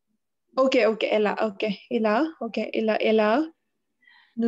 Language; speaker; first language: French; non-native, learner; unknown